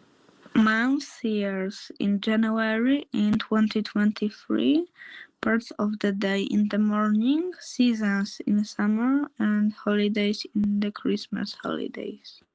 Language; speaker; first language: English; non-native, learner; Polish